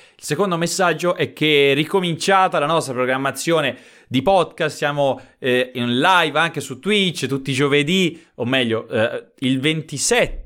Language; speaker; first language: Italian; native; Italian